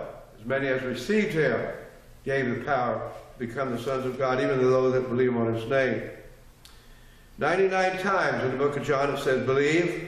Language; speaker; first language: English; native; English